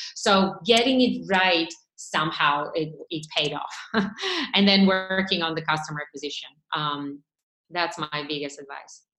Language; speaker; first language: English; non-native, fluent; Bulgarian